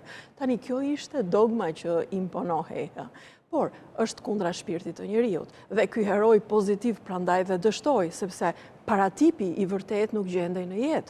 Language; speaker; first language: Albanian; native; Albanian